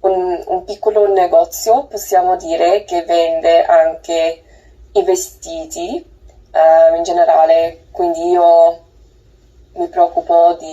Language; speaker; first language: Italian; non-native, learner; English